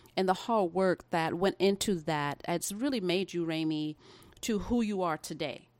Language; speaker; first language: English; native; English